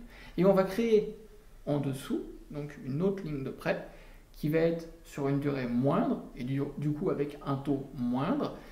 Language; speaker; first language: French; native; French